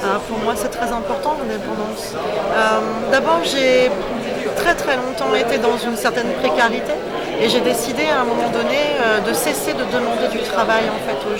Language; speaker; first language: French; native; French